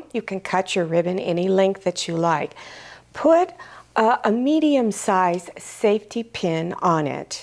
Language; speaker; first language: English; native; English